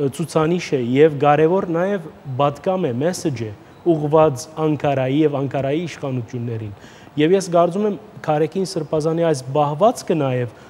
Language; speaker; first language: Armenian; early bilingual, heritage; Armenian